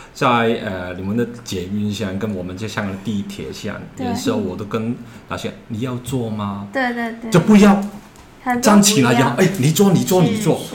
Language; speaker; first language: Chinese; non-native, learner; Cantonese